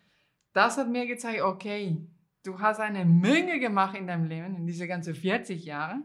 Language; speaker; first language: German; non-native, fluent; Spanish